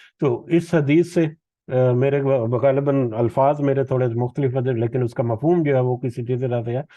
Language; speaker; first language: Urdu; native; Urdu